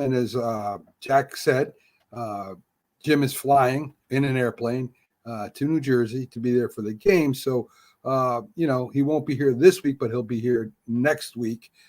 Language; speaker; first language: English; native; English